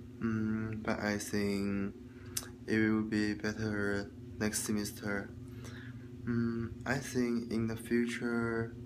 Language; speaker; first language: English; non-native, learner; Chinese